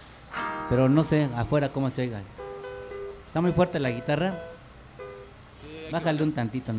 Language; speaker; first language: Spanish; native; Spanish